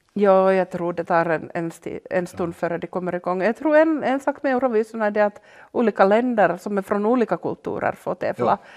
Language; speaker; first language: Swedish; non-native, local second language; Finnish